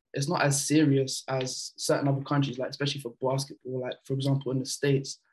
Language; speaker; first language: English; early bilingual, other home language; French